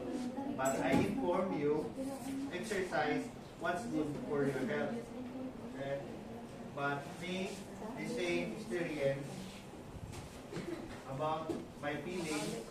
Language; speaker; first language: English; non-native, local second language; Cebuano